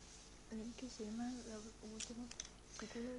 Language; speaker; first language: Spanish; non-native, fluent; Chinese